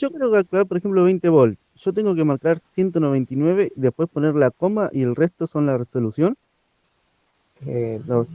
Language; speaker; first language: Spanish; native; Spanish